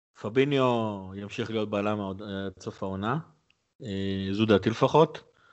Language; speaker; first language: Hebrew; native; Hebrew